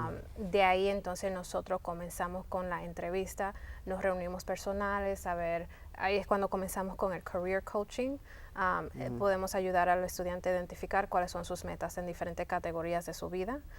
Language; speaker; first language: Spanish; early bilingual, heritage; Spanish